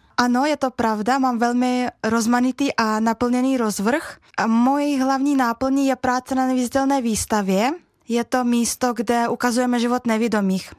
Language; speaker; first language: Czech; early bilingual, other home language; Russian